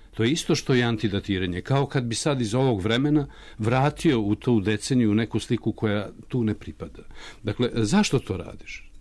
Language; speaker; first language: Serbian; native; Serbian